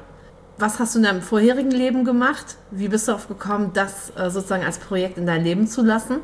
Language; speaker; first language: German; native; German